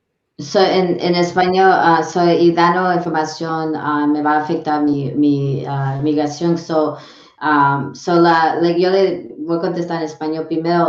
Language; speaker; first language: Spanish; early bilingual, heritage; English